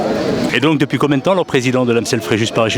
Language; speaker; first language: French; native; French